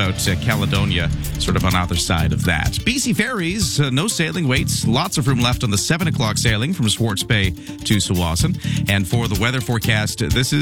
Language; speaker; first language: English; native; English